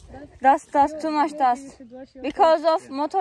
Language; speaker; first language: English; non-native, learner; Turkish